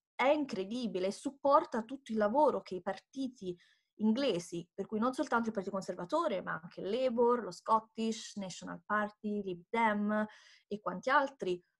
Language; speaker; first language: Italian; native; Italian